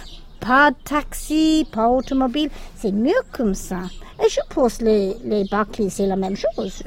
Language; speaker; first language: French; non-native, learner; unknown